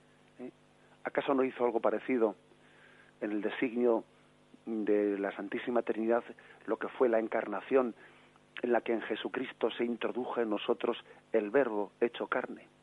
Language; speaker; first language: Spanish; native; Spanish